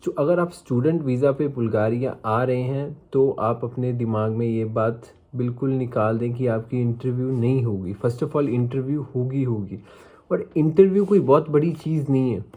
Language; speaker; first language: Hindi; native; Hindi